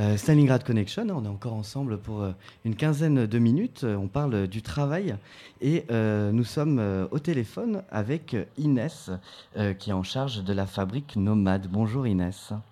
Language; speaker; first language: French; native; French